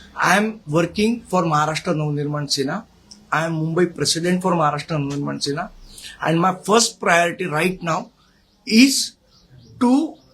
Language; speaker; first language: English; non-native, local second language; Marathi